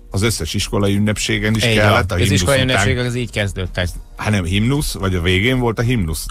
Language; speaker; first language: Hungarian; native; Hungarian